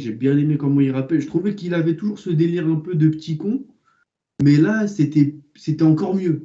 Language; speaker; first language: French; native; French